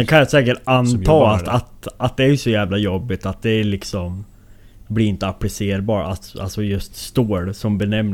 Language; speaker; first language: Swedish; native; Swedish